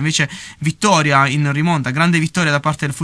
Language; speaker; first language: Italian; native; Italian